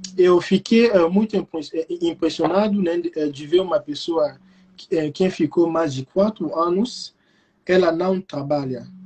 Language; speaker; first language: Portuguese; non-native, fluent; Lingala